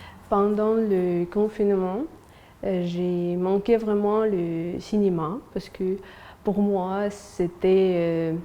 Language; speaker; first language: French; non-native, fluent; Russian